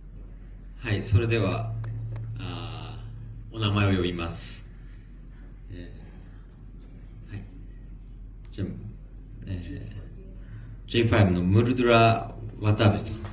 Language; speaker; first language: Japanese; native; Japanese